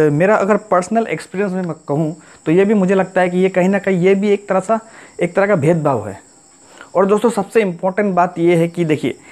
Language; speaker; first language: Hindi; non-native, local second language; Assamese